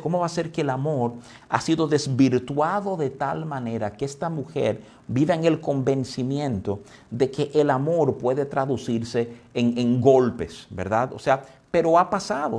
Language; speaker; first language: Spanish; native; Spanish